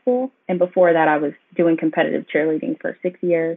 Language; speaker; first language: English; native; English